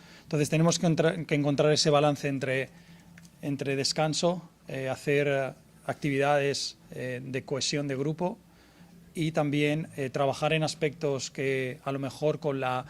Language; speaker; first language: Spanish; native; Spanish